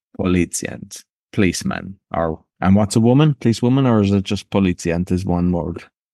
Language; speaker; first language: English; native; English